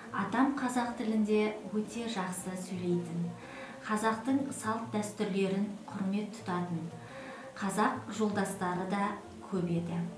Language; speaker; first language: Kazakh; non-native, local second language; Russian